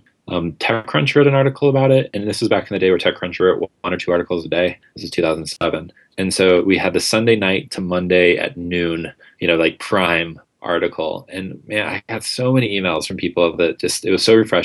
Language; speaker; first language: English; native; English